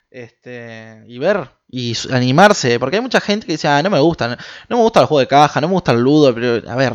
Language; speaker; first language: Spanish; native; Spanish